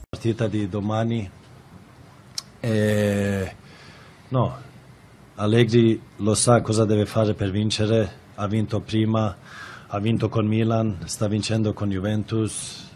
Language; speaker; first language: Italian; non-native, fluent; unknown